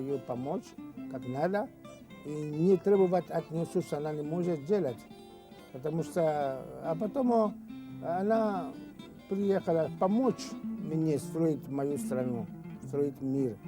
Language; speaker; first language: Russian; non-native, fluent; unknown